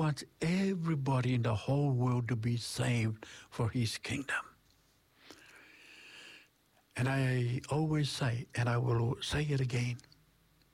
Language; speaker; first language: English; non-native, fluent; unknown